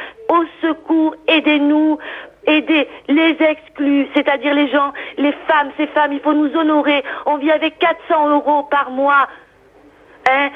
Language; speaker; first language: French; native; French